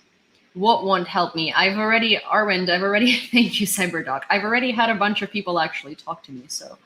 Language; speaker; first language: English; non-native, fluent; Ukrainian